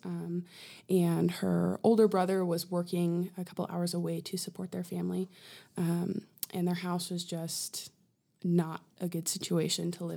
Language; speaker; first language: English; native; English